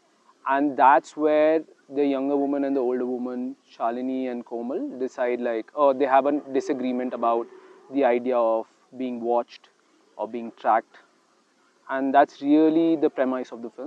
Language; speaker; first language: English; non-native, local second language; Hindi